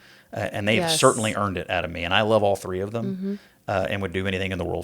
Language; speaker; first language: English; native; English